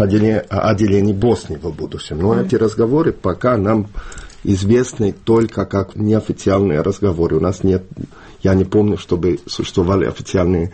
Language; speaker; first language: Russian; non-native, fluent; Bosnian